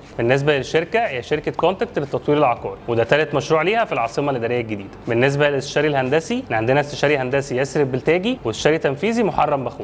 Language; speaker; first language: Arabic; native; Arabic